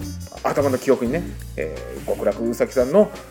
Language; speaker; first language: Japanese; native; Japanese